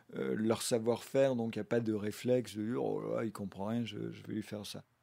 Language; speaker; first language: French; native; French